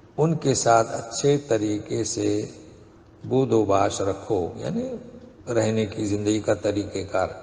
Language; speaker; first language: Urdu; non-native, local second language; Konkani